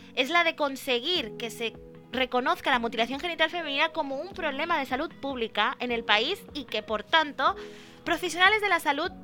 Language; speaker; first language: Spanish; early bilingual, other home language; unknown